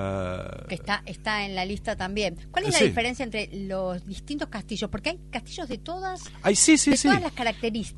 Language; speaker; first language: Spanish; native; Spanish